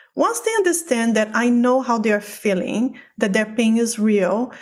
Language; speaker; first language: English; non-native, fluent; Portuguese